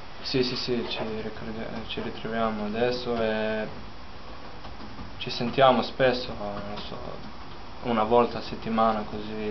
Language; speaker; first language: Italian; non-native, fluent; Slovenian